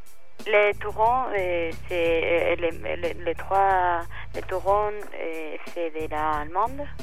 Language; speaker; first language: French; non-native, fluent; Spanish